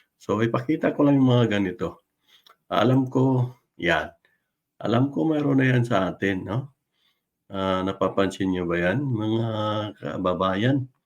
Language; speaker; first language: Filipino; non-native, local second language; Cebuano